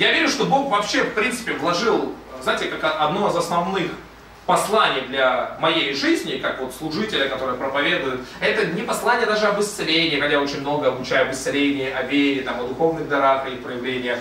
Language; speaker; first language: Russian; native; Russian